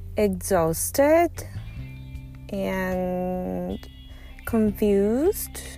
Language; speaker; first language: English; non-native, fluent; Japanese